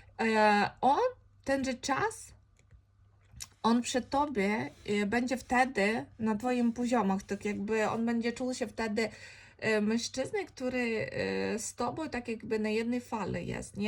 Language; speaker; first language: Polish; non-native, fluent; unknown